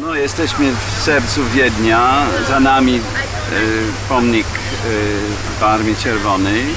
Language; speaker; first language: Polish; non-native, fluent; English